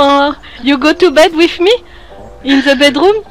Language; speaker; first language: English; non-native, learner; French